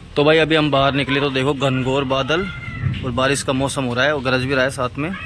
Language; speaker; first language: Hindi; native; Hindi